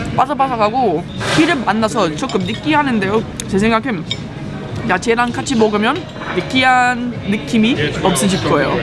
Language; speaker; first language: Korean; non-native, fluent; English